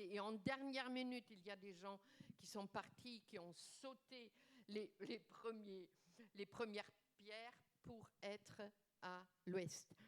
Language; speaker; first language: French; non-native, fluent; German